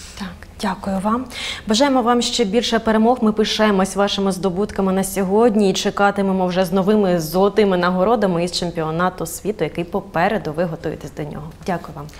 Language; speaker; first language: Ukrainian; native; Ukrainian